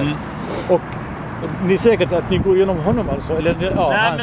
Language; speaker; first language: Swedish; non-native, fluent; Arabic